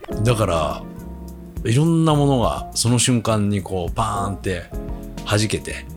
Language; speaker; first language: Japanese; native; Japanese